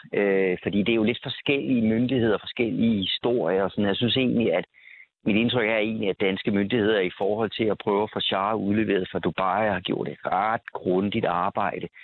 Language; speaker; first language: Danish; native; Danish